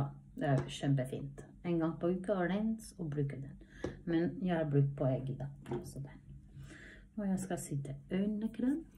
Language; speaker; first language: Swedish; non-native, learner; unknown